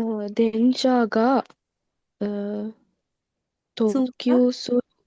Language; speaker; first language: Japanese; non-native, learner; Sinhala